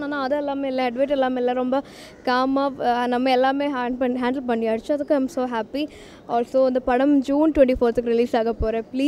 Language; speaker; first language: Tamil; non-native, learner; Malayalam